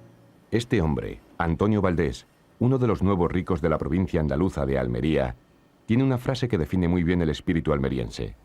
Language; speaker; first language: Spanish; native; Spanish